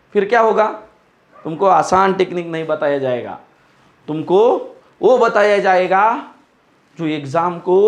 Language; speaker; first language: Hindi; non-native, local second language; Marathi